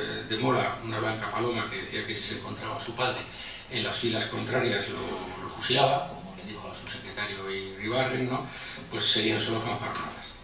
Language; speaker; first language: Spanish; native; Spanish